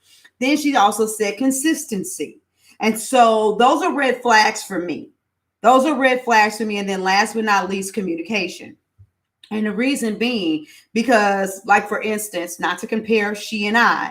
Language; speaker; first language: English; native; English